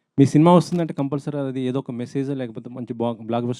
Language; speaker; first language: Telugu; native; Telugu